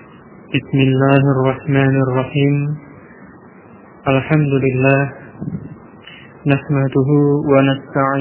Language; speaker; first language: Arabic; non-native, fluent; Indonesian